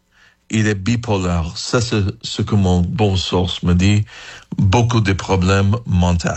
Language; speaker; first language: French; non-native, learner; English